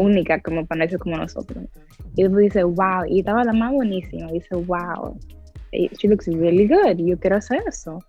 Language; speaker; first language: Spanish; early bilingual, heritage; English